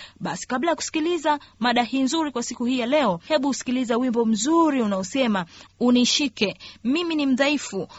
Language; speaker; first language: Swahili; native; Swahili